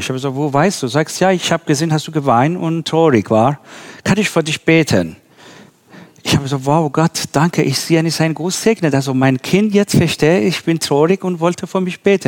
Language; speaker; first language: German; non-native, learner; Persian